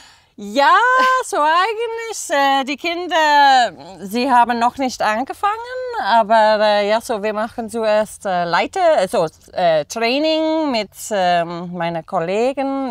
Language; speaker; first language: German; non-native, fluent; English